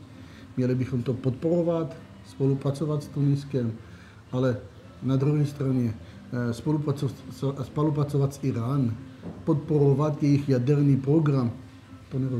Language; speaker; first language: Czech; non-native, learner; Hebrew